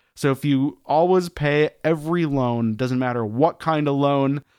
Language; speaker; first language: English; native; English